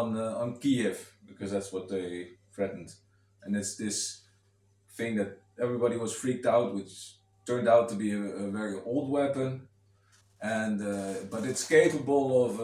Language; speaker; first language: English; non-native, fluent; Dutch